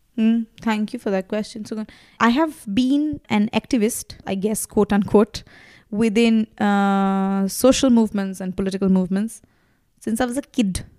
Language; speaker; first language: English; non-native, local second language; Bangla